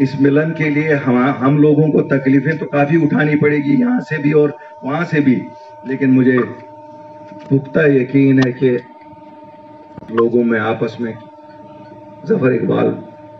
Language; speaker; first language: Hindi; non-native, local second language; Kashmiri